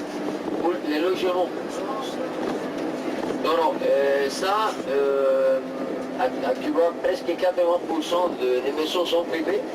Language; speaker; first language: French; non-native, fluent; Spanish